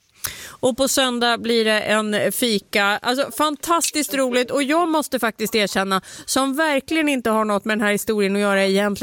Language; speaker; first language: Swedish; native; Swedish